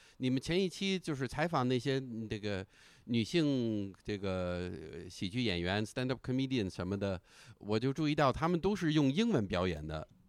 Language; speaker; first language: Chinese; non-native, fluent; English